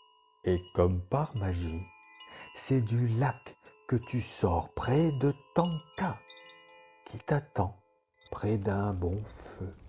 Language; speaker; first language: French; native; French